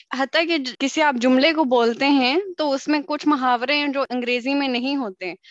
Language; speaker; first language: Urdu; native; Urdu